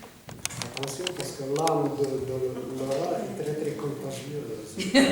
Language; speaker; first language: French; non-native, fluent; Russian